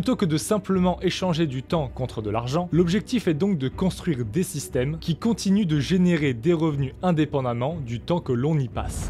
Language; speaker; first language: French; native; French